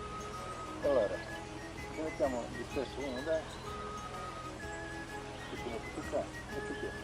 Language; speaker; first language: Italian; native; Italian